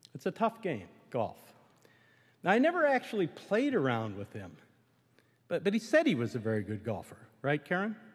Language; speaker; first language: English; native; English